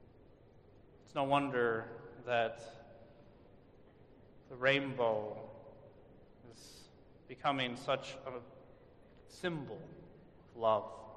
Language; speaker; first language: English; native; English